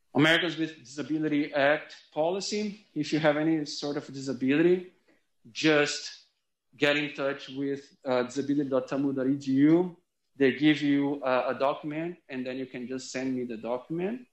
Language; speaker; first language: English; non-native, fluent; Portuguese